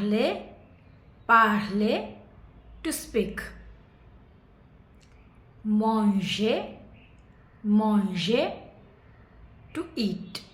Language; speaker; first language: English; non-native, fluent; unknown